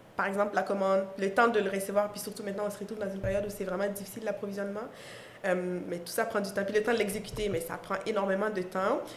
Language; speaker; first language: French; non-native, local second language; Mossi